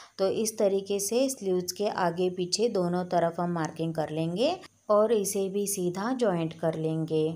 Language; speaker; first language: Hindi; native; Hindi